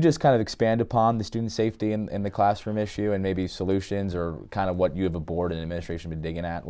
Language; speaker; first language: English; native; English